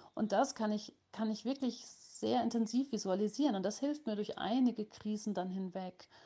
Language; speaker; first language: German; native; German